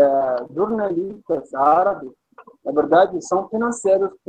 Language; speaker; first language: Portuguese; non-native, fluent; Arabic